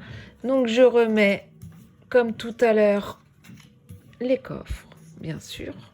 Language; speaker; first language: French; native; French